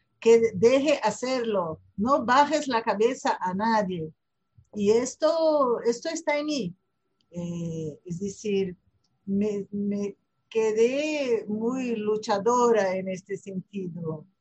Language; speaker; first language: Spanish; non-native, fluent; Portuguese